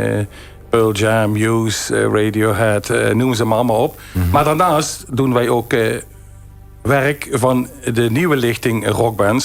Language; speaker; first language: Dutch; native; Dutch